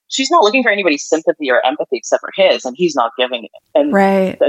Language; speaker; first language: English; early bilingual, other home language; Ukrainian